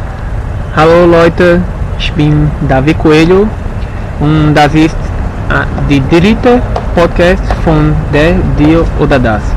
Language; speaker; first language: German; non-native, learner; Portuguese